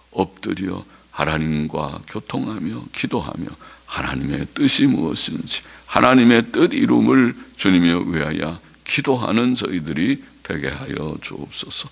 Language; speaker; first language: Korean; native; Korean